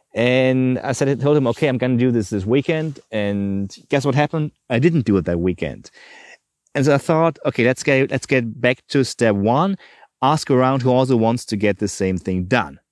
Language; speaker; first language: English; non-native, fluent; German